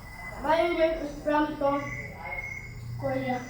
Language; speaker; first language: English; non-native, learner; Cebuano